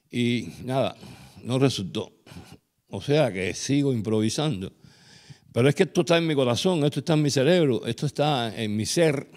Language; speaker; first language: Spanish; native; Spanish